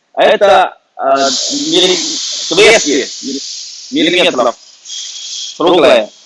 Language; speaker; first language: Russian; non-native, fluent; Chinese